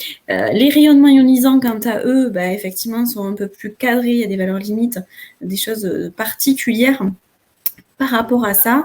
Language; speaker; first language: French; native; French